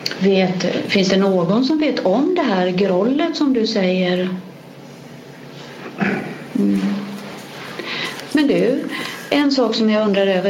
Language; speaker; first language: Swedish; native; Swedish